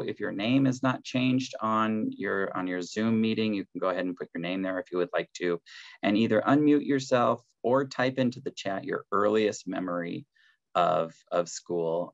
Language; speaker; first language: English; native; English